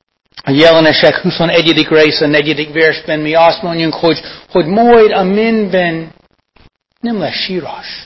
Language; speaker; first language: Hungarian; non-native, fluent; English